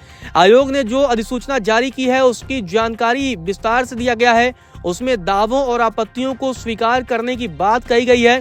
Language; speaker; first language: Hindi; native; Hindi